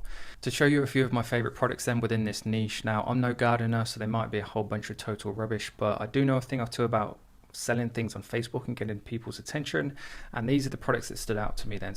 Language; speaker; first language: English; native; English